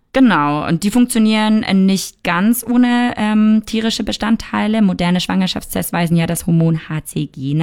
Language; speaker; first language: German; native; German